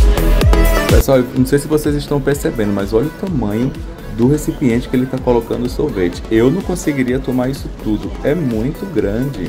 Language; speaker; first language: Portuguese; native; Portuguese